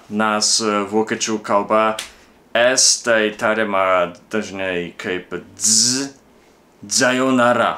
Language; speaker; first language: Lithuanian; non-native, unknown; Japanese